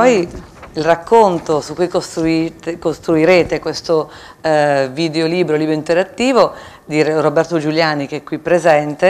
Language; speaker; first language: Italian; native; Italian